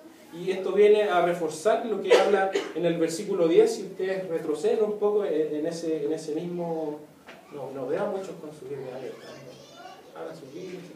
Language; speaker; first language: Spanish; native; Spanish